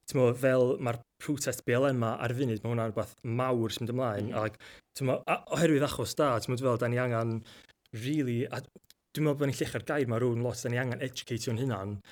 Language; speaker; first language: Welsh; native; Welsh